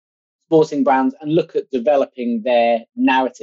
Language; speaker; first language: English; native; English